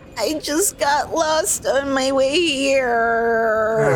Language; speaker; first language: English; native; English